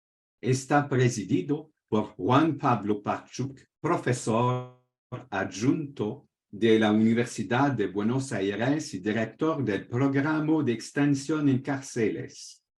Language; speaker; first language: Spanish; non-native, fluent; French